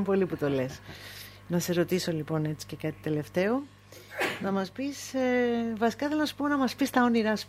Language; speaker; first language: Greek; native; Greek